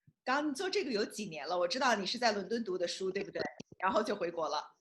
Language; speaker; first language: Chinese; native; Chinese